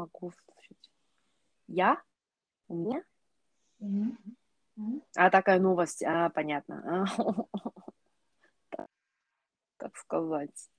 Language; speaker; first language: Russian; non-native, learner; Korean